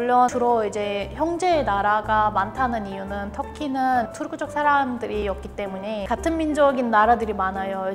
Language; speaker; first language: Korean; non-native, fluent; Turkish